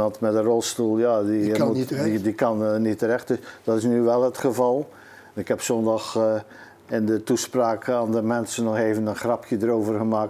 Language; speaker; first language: Dutch; native; Dutch